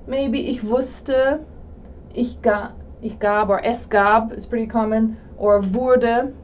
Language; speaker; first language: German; non-native, fluent; English